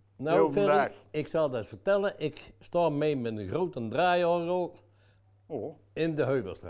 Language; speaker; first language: Dutch; native; Dutch